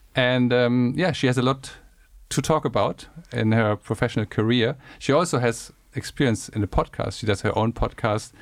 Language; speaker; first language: English; non-native, fluent; German